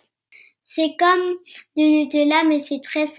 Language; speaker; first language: French; early bilingual, heritage; French